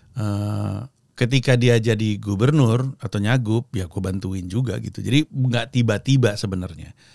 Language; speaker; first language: Indonesian; native; Indonesian